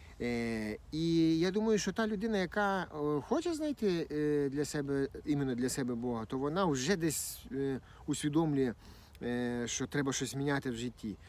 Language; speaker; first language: Ukrainian; non-native, local second language; Russian